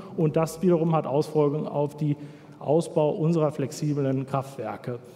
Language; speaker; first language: German; native; German